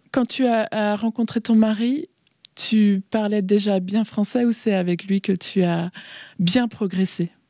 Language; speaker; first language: French; native; French